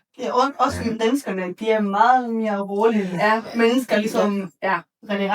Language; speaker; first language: Danish; non-native, learner; Spanish